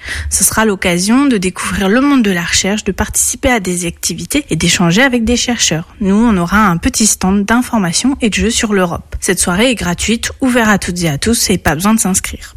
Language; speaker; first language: French; native; French